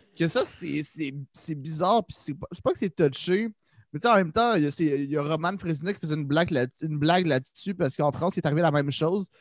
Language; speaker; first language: French; native; French